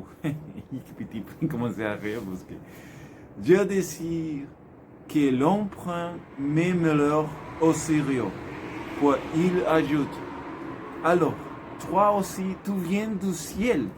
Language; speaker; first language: French; non-native, learner; Spanish